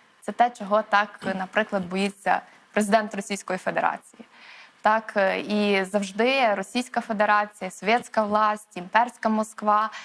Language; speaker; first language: Ukrainian; native; Ukrainian